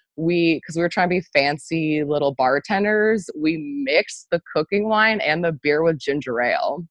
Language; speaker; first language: English; native; English